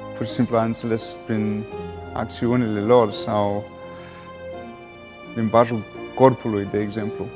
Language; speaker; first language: Romanian; non-native, fluent; English